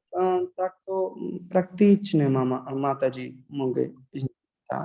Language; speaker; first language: Polish; non-native, learner; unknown